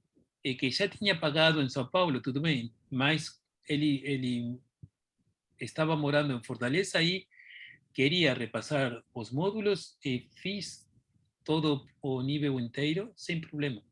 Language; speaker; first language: Portuguese; non-native, fluent; Spanish